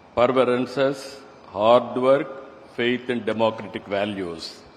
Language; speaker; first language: English; non-native, local second language; Telugu